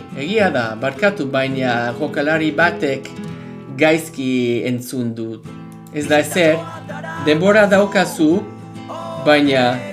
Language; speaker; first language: Basque; non-native, learner; English